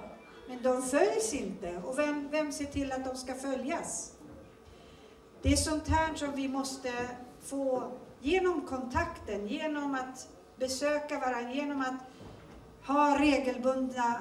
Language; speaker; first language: Swedish; early bilingual, other home language; Turoyo